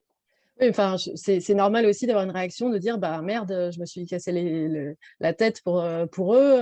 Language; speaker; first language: French; native; French